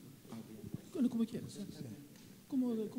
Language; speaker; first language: Spanish; non-native, fluent; Italian